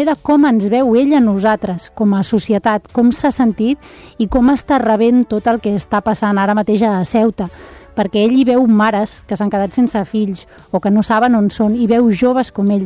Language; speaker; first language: Catalan; native; Catalan